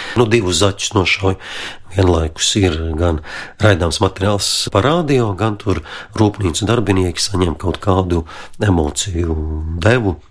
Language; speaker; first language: Latvian; non-native, local second language; Russian